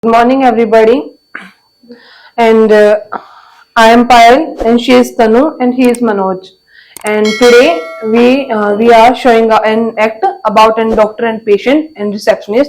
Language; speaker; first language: English; non-native, learner; Hindi